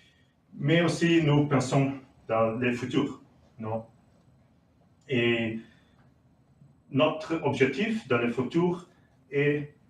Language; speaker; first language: French; non-native, learner; Portuguese